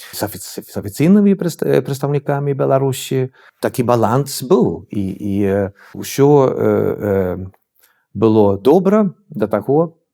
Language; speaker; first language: Belarusian; non-native, fluent; Swedish